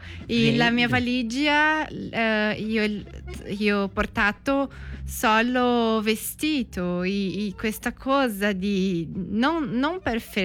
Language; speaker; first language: Italian; non-native, learner; Portuguese